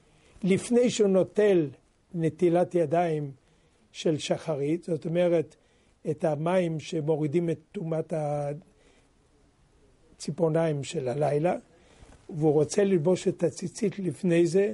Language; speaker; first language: Hebrew; non-native, fluent; French